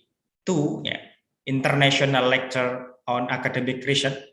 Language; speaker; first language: English; non-native, learner; Indonesian